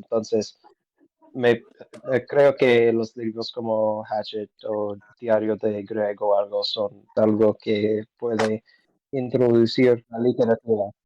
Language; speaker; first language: Spanish; non-native, learner; English